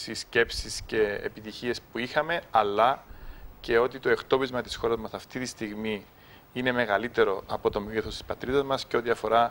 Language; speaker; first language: Greek; native; Greek